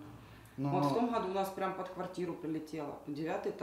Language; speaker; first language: Russian; native; Russian